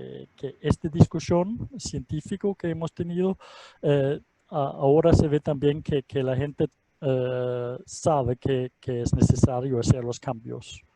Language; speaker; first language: Spanish; non-native, fluent; Danish